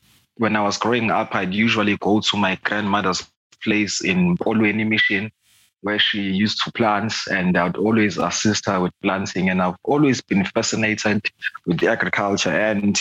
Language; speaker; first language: English; non-native, local second language; Zulu